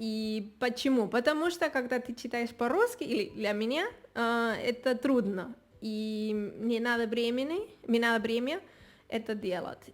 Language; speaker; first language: Russian; non-native, learner; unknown